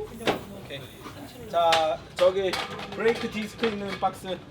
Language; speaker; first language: Korean; native; Korean